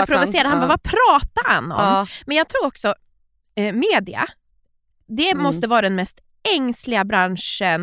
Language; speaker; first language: Swedish; native; Swedish